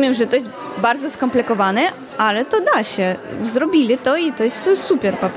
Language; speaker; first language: Polish; non-native, learner; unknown